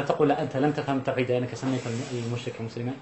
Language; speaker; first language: Arabic; native; Arabic